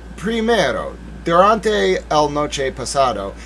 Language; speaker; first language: Spanish; non-native, learner; English